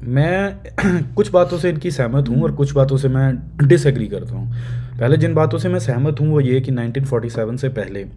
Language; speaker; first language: Hindi; native; Hindi